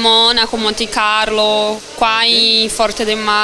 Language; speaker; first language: Italian; non-native, learner; Portuguese